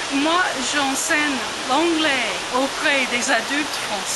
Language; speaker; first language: French; non-native, fluent; English